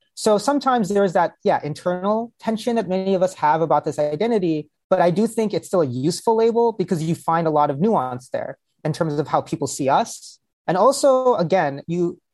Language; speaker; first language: English; early bilingual, other home language; Hindi